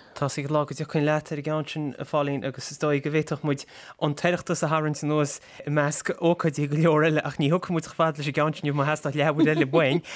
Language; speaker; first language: Irish; native; Irish